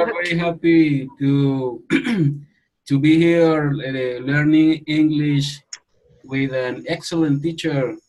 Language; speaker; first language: English; non-native, learner; Spanish